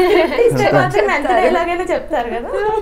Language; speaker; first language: Telugu; native; Telugu